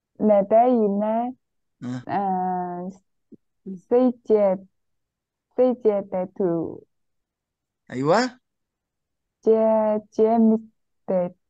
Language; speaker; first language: Arabic; non-native, learner; Chinese